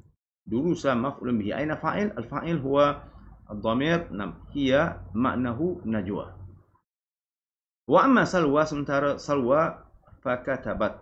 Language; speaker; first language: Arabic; non-native, fluent; Malay